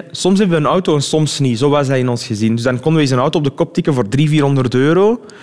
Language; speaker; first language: Dutch; early bilingual, other home language; Arabic